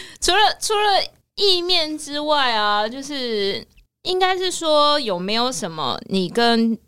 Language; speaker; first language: Chinese; native; Chinese